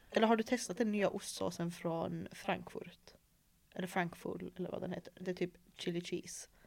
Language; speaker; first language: Swedish; native; Swedish